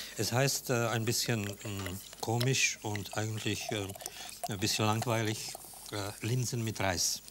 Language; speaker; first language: German; non-native, fluent; Czech